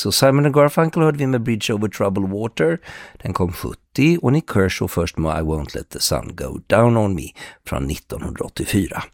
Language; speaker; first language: Swedish; native; Swedish